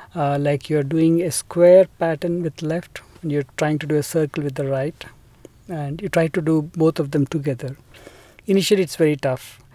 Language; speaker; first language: English; non-native, local second language; Telugu